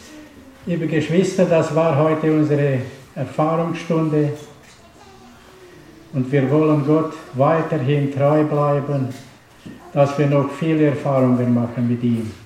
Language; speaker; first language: German; non-native, learner; Romanian